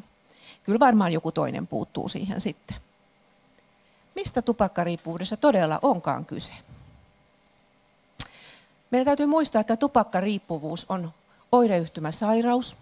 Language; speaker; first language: Finnish; native; Finnish